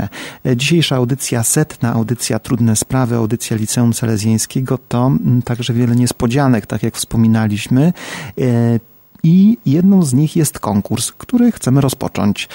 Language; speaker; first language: Polish; native; Polish